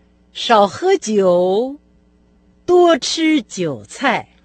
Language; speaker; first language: Chinese; non-native, fluent; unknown